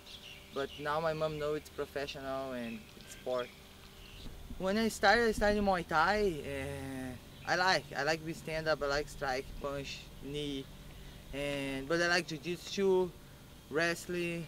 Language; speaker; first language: English; non-native, learner; Portuguese